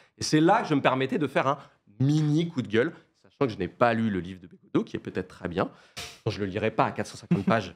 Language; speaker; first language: French; native; French